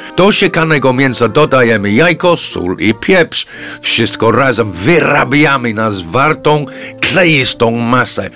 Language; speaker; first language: Polish; non-native, fluent; English